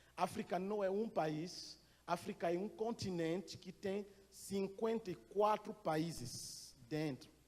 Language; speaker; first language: Portuguese; non-native, fluent; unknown